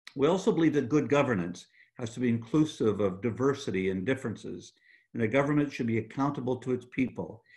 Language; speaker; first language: English; native; English